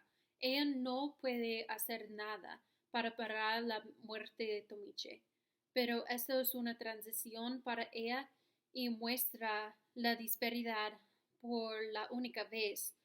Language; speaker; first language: Spanish; non-native, learner; English